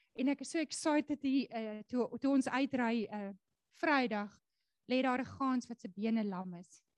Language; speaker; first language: Afrikaans; native; Afrikaans